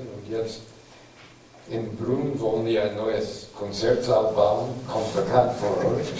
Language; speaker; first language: German; non-native, fluent; English